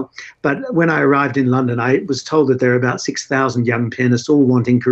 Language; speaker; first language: English; native; English